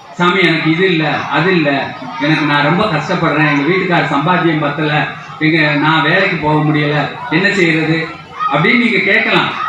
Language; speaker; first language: Tamil; non-native, local second language; Telugu